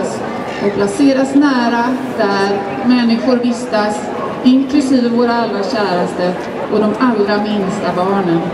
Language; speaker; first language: Swedish; native; Swedish